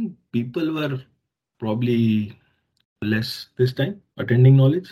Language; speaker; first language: English; non-native, local second language; Hindi